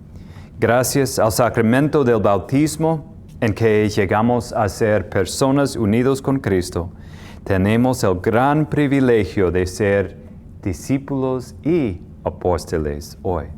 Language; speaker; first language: Spanish; non-native, fluent; English